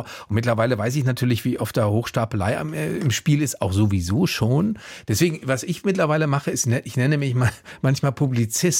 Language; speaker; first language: German; native; German